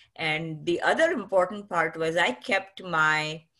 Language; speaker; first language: English; non-native, local second language; Marathi